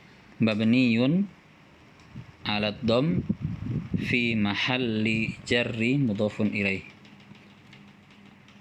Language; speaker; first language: Arabic; non-native, fluent; Indonesian